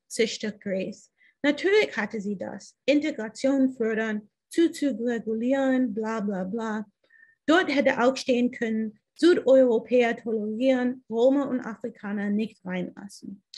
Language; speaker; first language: German; non-native, fluent; English